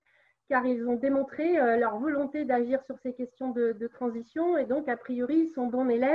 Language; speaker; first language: French; native; French